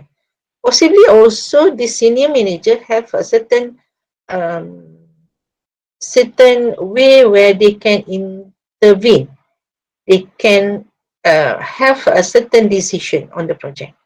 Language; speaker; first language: English; non-native, local second language; Malay